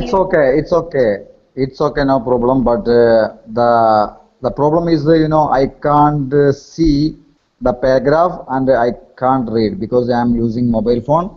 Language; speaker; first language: English; non-native, learner; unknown